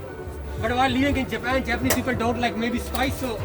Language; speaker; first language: English; non-native, learner; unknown